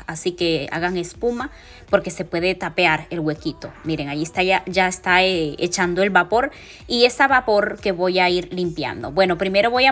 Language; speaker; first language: Spanish; native; Spanish